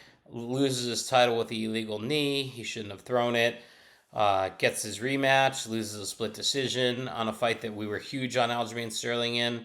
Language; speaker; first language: English; native; English